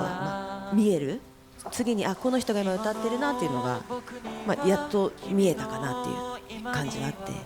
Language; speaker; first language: Japanese; native; Japanese